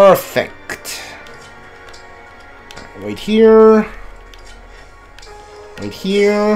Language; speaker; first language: English; native; English